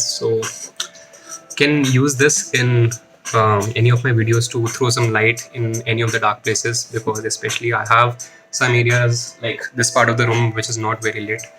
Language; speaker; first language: English; non-native, local second language; Hindi